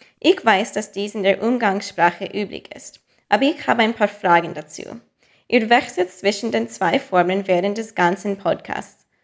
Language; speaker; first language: German; non-native, fluent; English